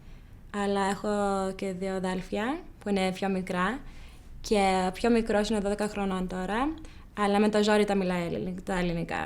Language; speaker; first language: Greek; early bilingual, heritage; Greek